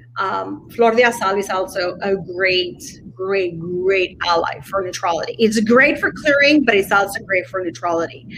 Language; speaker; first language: English; non-native, fluent; Spanish